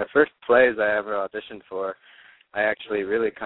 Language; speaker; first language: English; native; English